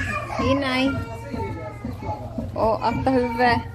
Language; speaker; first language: Swedish; non-native, learner; Filipino